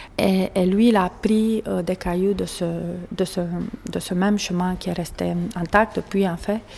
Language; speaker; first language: French; non-native, fluent; Portuguese